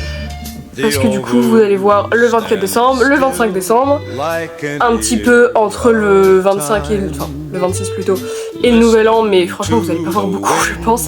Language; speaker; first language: French; native; French